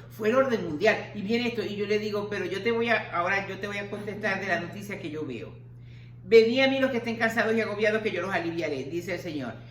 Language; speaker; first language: Spanish; native; Spanish